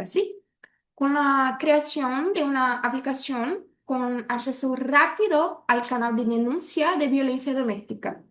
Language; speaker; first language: Spanish; non-native, learner; Portuguese